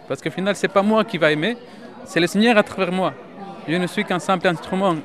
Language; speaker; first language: French; non-native, fluent; Spanish